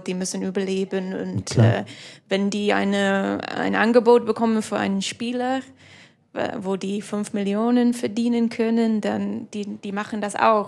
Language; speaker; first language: German; non-native, fluent; English